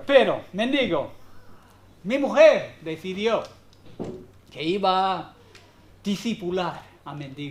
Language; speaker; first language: Spanish; non-native, fluent; English